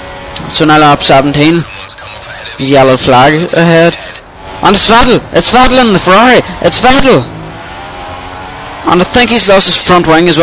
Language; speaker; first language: English; native; English